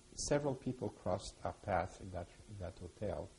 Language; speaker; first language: English; early bilingual, other home language; French